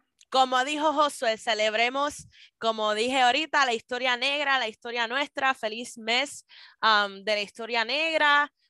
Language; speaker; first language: Spanish; native; Spanish